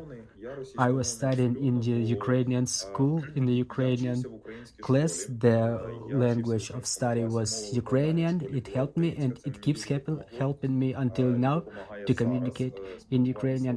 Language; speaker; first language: English; non-native, fluent; Russian